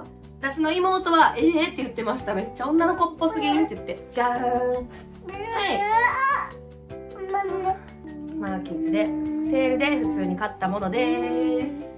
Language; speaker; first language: Japanese; native; Japanese